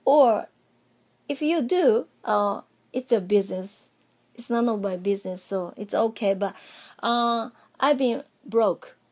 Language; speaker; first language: English; non-native, fluent; Japanese